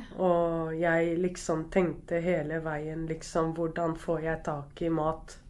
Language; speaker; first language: Norwegian; early bilingual, other home language; Arabic